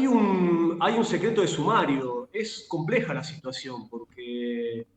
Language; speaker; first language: Spanish; native; Spanish